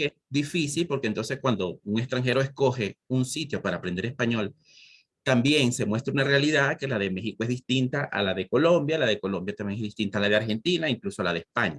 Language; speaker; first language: Spanish; native; Spanish